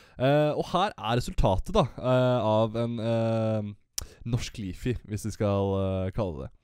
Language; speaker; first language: Norwegian; native; Norwegian